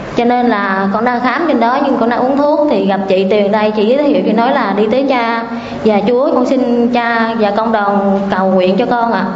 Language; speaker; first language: Vietnamese; native; Vietnamese